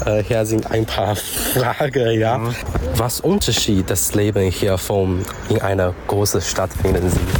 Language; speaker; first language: German; non-native, learner; Chinese